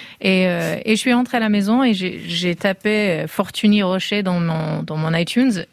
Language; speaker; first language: French; non-native, fluent; English